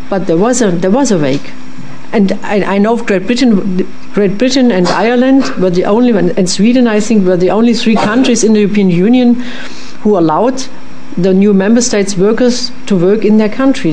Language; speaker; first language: English; non-native, fluent; French